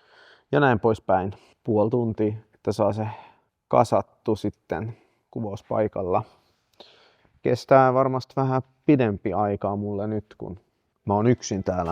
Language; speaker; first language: Finnish; non-native, fluent; Swedish